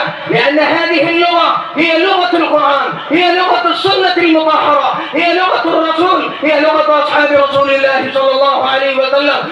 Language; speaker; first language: Arabic; non-native, fluent; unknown